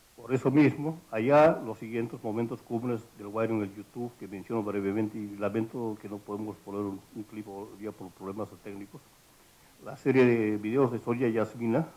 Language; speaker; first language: Spanish; native; Spanish